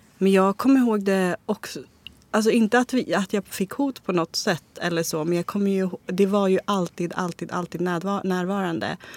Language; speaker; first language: Swedish; native; Swedish